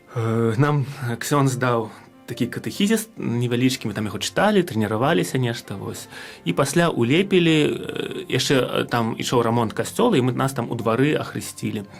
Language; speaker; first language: Belarusian; native; Belarusian